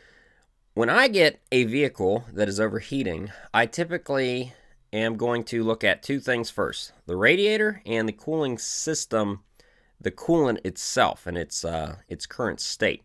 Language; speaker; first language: English; native; English